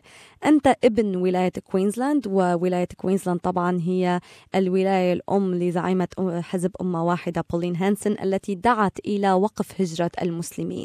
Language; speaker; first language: Arabic; native; Arabic